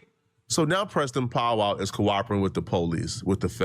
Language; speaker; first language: English; native; English